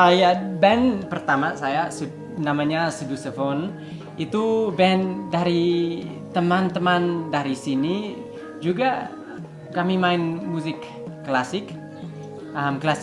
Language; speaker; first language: Indonesian; early bilingual, heritage; English